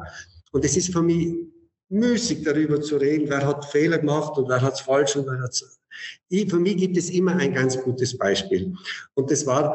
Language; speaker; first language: German; native; German